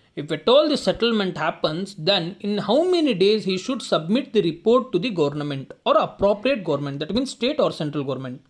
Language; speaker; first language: English; non-native, local second language; Kannada